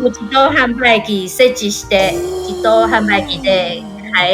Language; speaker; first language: Japanese; non-native, learner; Chinese